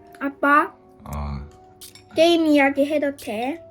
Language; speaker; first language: Korean; early bilingual, heritage; Japanese